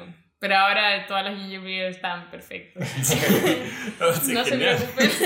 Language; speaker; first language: Spanish; native; Spanish